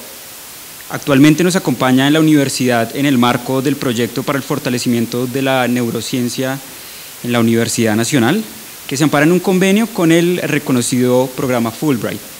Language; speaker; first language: Spanish; native; Spanish